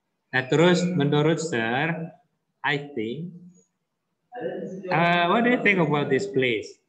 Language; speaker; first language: English; non-native, fluent; Indonesian